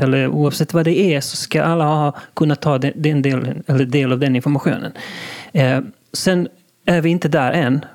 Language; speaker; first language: Swedish; non-native, local second language; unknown